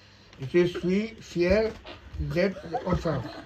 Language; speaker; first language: French; non-native, learner; Portuguese